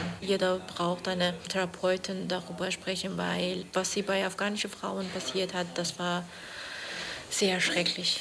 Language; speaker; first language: German; non-native, learner; Persian